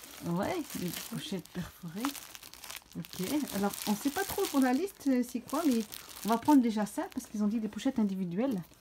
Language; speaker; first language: French; native; French